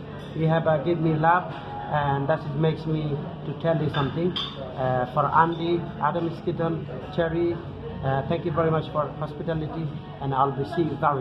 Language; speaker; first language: English; non-native, learner; Bangla